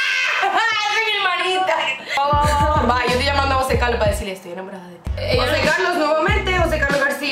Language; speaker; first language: Spanish; native; Spanish